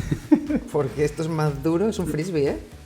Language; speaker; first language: Spanish; native; Spanish